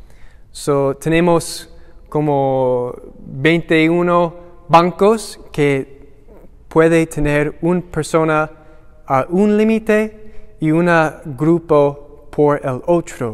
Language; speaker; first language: Spanish; non-native, learner; English